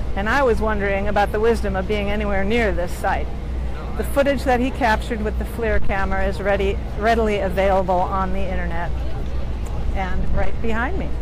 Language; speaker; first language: English; native; English